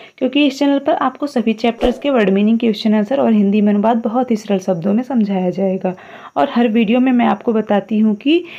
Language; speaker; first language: Hindi; native; Hindi